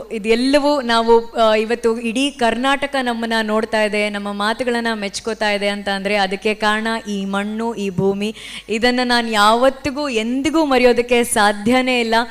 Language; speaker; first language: Kannada; non-native, local second language; Tulu